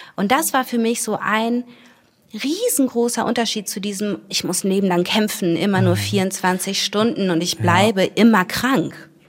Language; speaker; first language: German; native; German